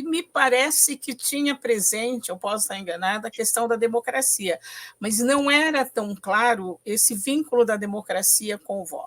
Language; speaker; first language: Portuguese; native; Portuguese